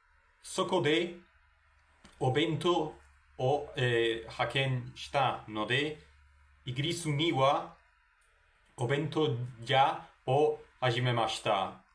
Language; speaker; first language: Japanese; non-native, learner; Spanish